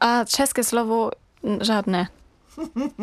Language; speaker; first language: Czech; non-native, learner; German